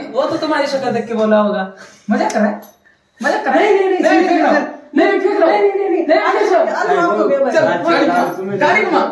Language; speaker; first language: Hindi; non-native, local second language; Marathi